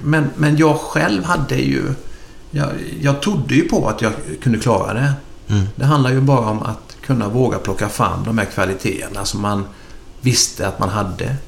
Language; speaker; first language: Swedish; native; Swedish